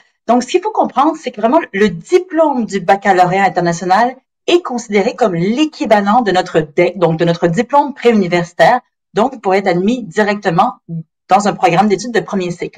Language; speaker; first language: French; native; French